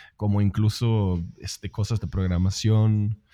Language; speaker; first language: Spanish; non-native, fluent; Swedish